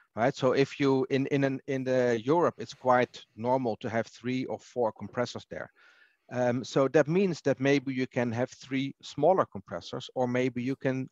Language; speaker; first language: English; non-native, fluent; Dutch